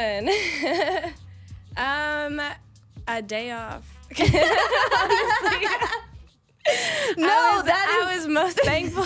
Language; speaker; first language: English; native; English